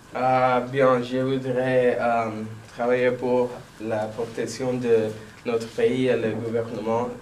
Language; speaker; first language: French; non-native, learner; English